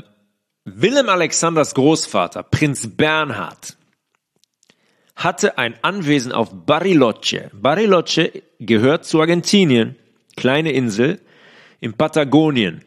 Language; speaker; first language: German; native; German